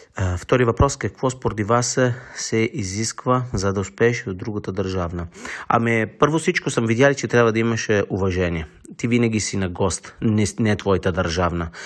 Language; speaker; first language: Bulgarian; non-native, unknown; Italian